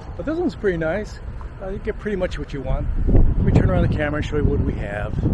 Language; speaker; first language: English; native; English